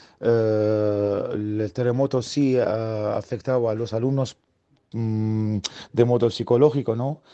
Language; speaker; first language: Spanish; non-native, fluent; Arabic